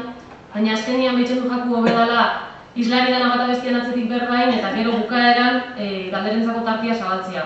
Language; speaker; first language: Basque; native; Basque